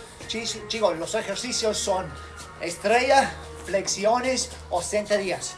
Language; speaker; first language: Spanish; non-native, learner; English